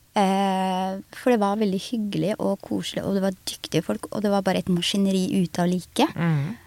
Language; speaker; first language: Norwegian; early bilingual, other home language; Somali